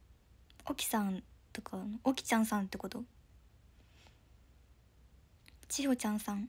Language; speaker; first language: Japanese; native; Japanese